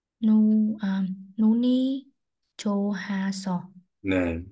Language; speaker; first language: Korean; non-native, learner; Vietnamese